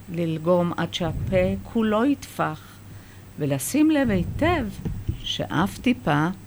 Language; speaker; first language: Hebrew; early bilingual, other home language; Persian